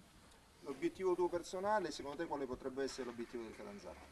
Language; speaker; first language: Italian; native; Italian